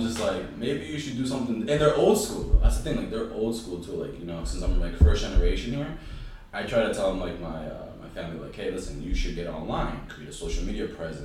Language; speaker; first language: English; native; English